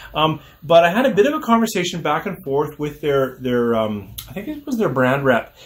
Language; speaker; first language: English; native; English